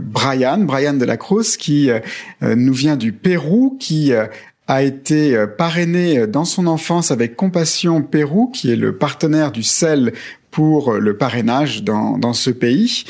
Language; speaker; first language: French; native; French